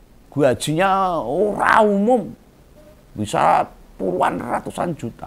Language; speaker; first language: Indonesian; native; Indonesian